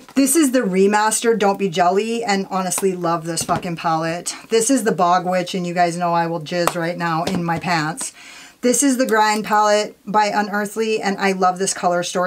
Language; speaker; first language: English; native; English